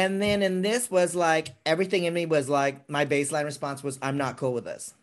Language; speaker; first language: English; native; English